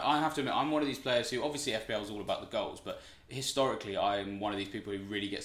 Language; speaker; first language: English; native; English